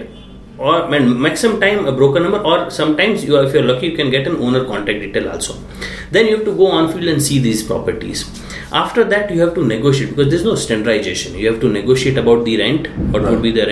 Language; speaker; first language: English; non-native, local second language; Hindi